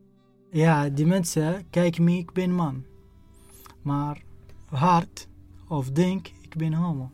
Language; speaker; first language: Dutch; non-native, learner; Arabic